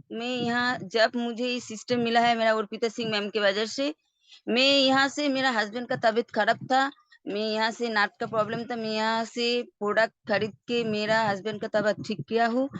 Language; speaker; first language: Hindi; non-native, local second language; Bangla